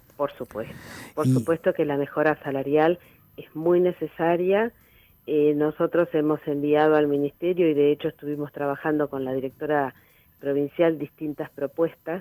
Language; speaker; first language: Spanish; native; Spanish